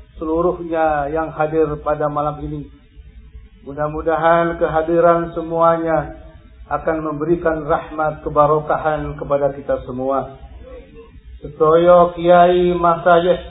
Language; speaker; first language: Indonesian; non-native, local second language; Javanese